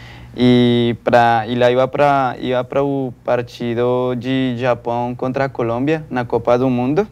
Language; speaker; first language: Portuguese; non-native, learner; Spanish